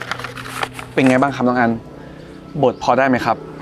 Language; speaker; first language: Thai; native; Thai